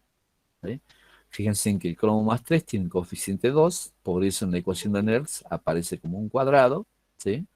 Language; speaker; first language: Spanish; native; Spanish